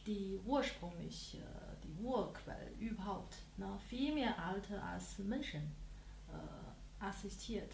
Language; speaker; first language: German; non-native, learner; Chinese